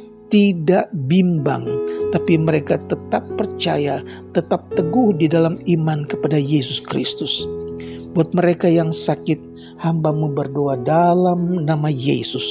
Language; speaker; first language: Indonesian; native; Indonesian